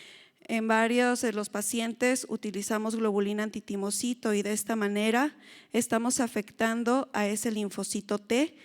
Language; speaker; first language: Spanish; native; Spanish